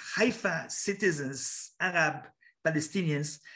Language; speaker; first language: English; non-native, fluent; Hebrew